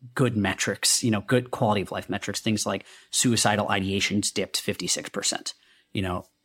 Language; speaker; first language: English; non-native, local second language; Hindi